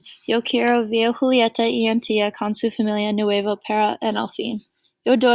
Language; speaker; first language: Spanish; non-native, learner; English